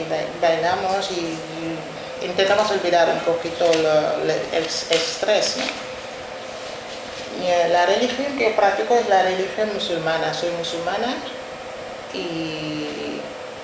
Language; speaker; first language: Spanish; non-native, fluent; Wolof